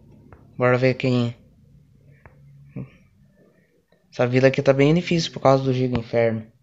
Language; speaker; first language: Portuguese; native; Portuguese